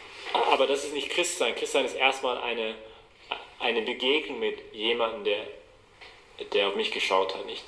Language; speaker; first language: German; non-native, fluent; English